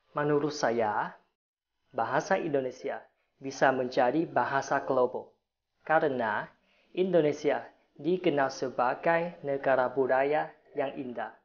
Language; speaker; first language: Indonesian; non-native, fluent; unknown